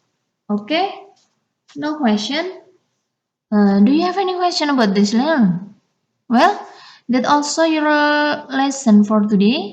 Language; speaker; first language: English; non-native, learner; Indonesian